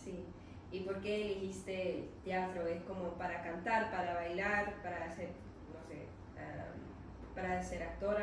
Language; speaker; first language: Spanish; non-native, learner; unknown